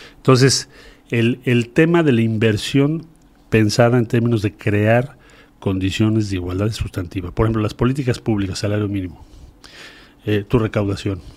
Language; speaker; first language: Spanish; native; Spanish